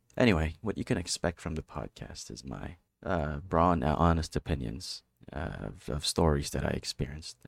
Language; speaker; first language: English; non-native, local second language; Filipino